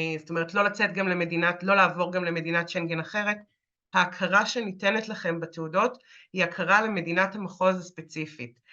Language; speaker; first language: Hebrew; native; Hebrew